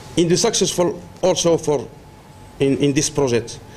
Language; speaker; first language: English; non-native, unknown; Arabic